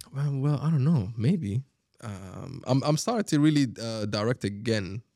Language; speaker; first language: English; non-native, fluent; Arabic